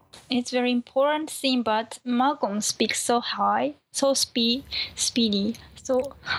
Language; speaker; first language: English; non-native, learner; Japanese